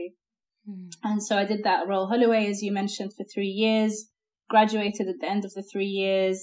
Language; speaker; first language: English; native; English